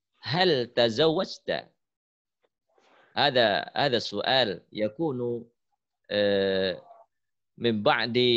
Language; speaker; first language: Arabic; non-native, fluent; Indonesian